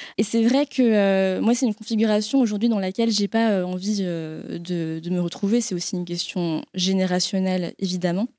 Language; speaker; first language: French; native; French